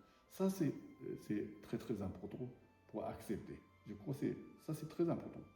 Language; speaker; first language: French; non-native, learner; Tibetan